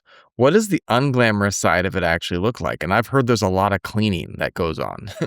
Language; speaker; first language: English; native; English